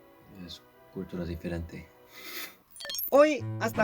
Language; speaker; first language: Spanish; non-native, learner; Korean